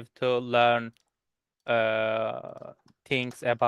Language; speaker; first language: English; non-native, learner; Turkish